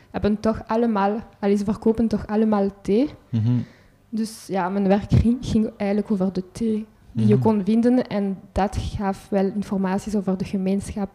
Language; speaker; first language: Dutch; non-native, local second language; French